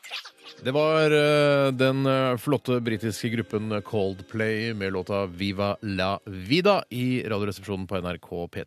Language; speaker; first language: Norwegian; native; Norwegian